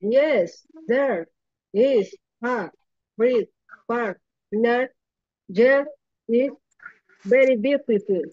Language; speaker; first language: English; non-native, learner; Spanish